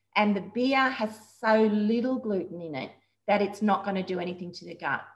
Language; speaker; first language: English; native; English